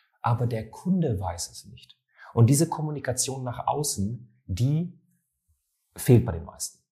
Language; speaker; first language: German; native; German